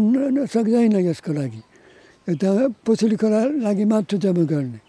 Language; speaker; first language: Nepali; non-native, learner; English